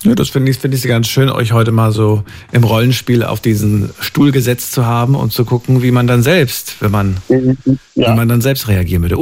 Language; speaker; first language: German; native; German